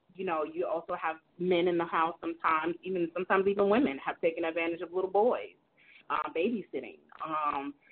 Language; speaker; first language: English; native; English